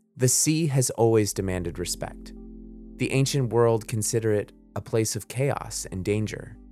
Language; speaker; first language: English; native; English